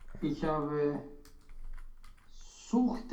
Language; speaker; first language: German; non-native, learner; Romanian